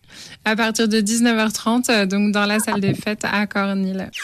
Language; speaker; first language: French; native; French